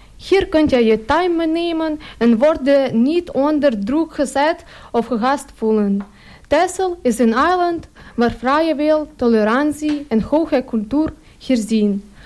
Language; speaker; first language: Dutch; non-native, learner; Ukrainian